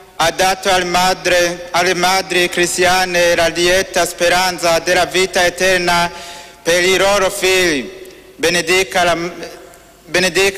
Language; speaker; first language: Italian; non-native, learner; Rundi